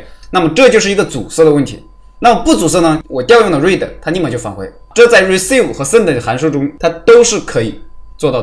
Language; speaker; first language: Chinese; native; Chinese